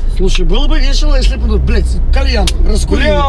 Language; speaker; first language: Russian; native; Russian